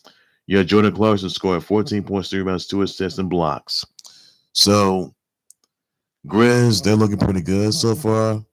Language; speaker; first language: English; native; English